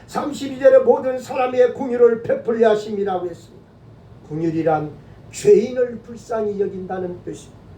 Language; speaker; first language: Korean; native; Korean